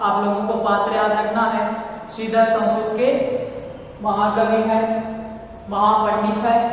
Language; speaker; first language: Hindi; non-native, local second language; Kannada